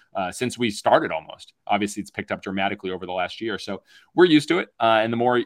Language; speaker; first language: English; native; English